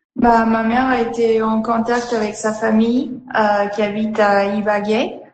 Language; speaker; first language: French; non-native, fluent; Spanish